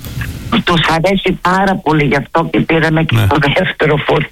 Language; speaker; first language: Greek; early bilingual, heritage; Greek